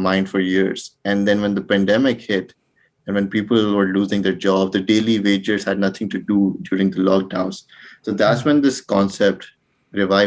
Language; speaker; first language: English; non-native, local second language; Urdu